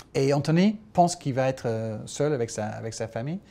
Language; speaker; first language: French; non-native, fluent; English